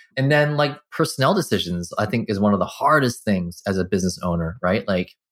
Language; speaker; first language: English; native; English